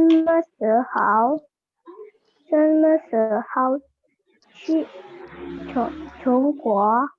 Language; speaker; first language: Chinese; non-native, learner; Indonesian